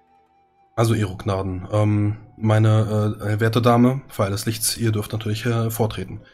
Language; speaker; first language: German; native; German